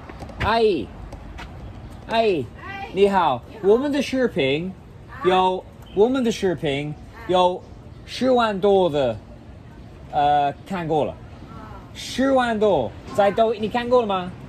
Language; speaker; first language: Chinese; non-native, learner; English